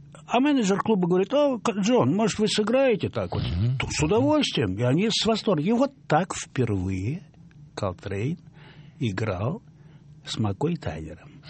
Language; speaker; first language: Russian; native; Russian